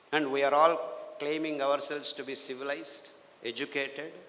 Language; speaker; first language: English; non-native, local second language; Telugu